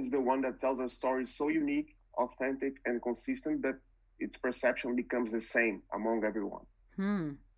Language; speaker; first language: English; non-native, fluent; Portuguese